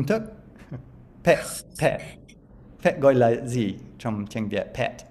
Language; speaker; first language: Vietnamese; non-native, learner; English